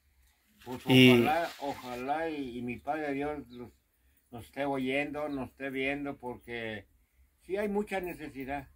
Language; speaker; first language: Spanish; native; Spanish